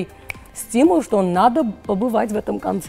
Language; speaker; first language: Russian; non-native, local second language; Armenian